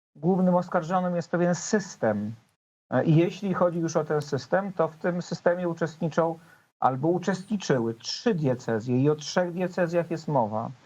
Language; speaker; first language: Polish; native; Polish